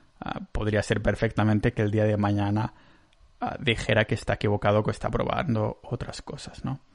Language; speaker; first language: Spanish; non-native, local second language; Catalan